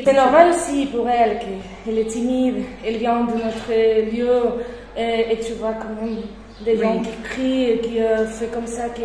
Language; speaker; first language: French; non-native, fluent; Spanish